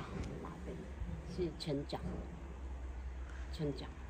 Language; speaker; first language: Chinese; non-native, local second language; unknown